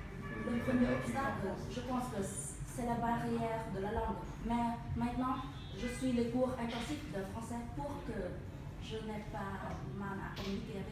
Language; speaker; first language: French; non-native, learner; Vietnamese